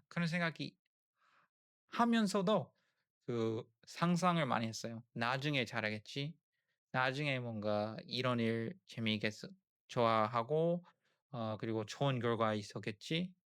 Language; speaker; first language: Korean; non-native, learner; English